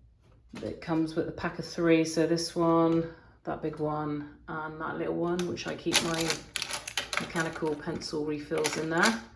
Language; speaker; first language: English; native; English